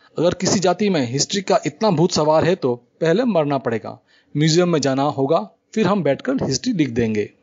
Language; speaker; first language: Hindi; native; Hindi